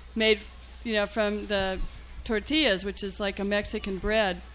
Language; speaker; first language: English; native; English